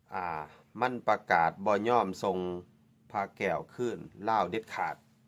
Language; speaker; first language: Thai; native; Thai